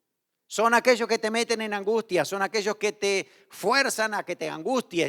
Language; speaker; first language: Spanish; native; Spanish